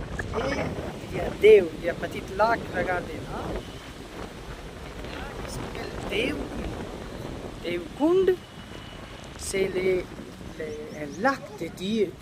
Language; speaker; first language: French; non-native, learner; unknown